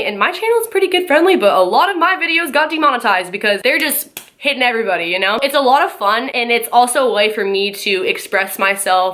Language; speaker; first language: English; native; English